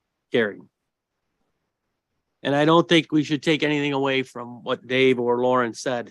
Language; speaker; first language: English; native; English